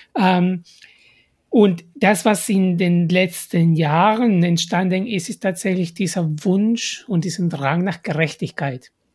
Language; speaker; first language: German; non-native, fluent; Spanish